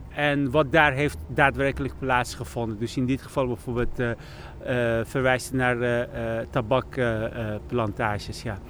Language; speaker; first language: English; non-native, fluent; Persian